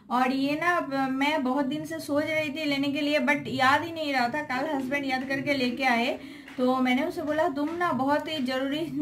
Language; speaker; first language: Hindi; non-native, local second language; Bangla